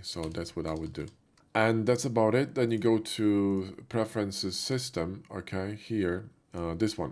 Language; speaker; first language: English; non-native, fluent; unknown